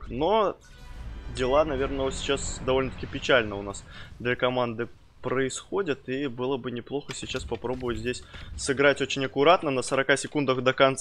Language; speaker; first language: Russian; native; Russian